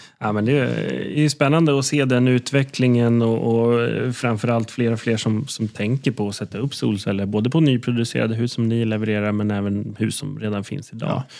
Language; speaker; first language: Swedish; native; Swedish